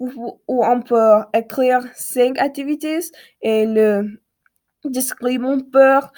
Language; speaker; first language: French; non-native, learner; English